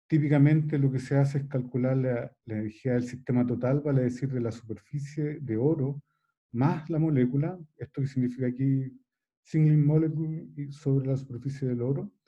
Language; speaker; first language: Spanish; native; Spanish